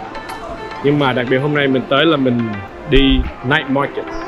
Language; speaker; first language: Vietnamese; early bilingual, heritage; Vietnamese